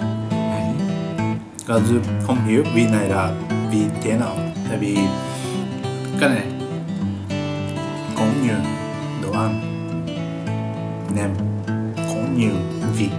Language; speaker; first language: Vietnamese; non-native, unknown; Japanese